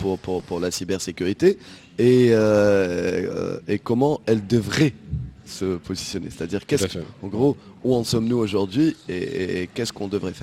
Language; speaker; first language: French; non-native, local second language; Arabic